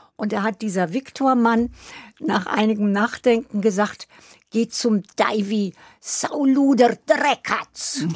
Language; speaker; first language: German; native; German